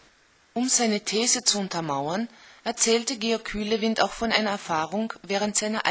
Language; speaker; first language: German; native; German